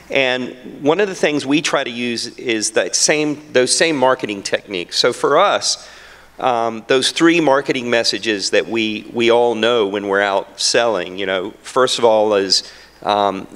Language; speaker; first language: English; native; English